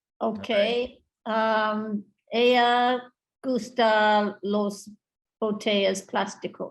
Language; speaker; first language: Spanish; non-native, learner; English